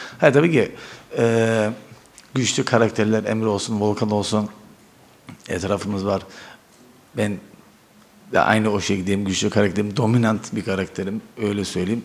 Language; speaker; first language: Turkish; early bilingual, heritage; Turkish